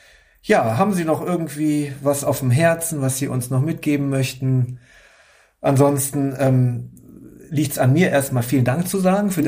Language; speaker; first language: German; native; German